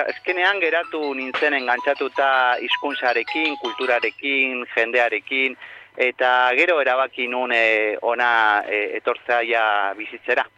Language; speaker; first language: Basque; non-native, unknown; Spanish